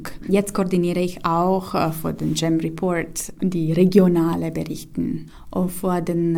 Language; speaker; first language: German; non-native, fluent; Italian